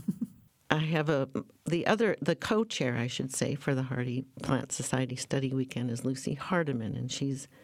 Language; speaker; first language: English; native; English